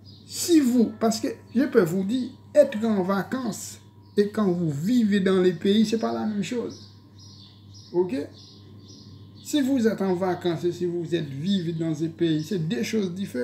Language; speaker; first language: French; non-native, local second language; Haitian Creole